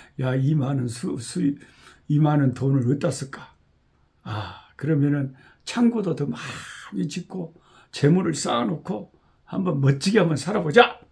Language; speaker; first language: Korean; native; Korean